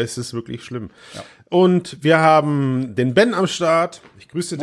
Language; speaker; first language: German; native; German